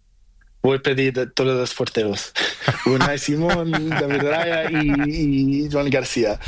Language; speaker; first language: Spanish; non-native, learner; Portuguese